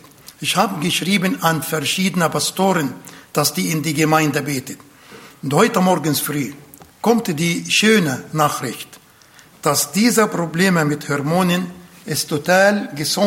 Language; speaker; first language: German; non-native, fluent; Arabic